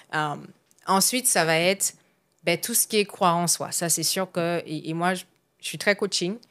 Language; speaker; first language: French; native; French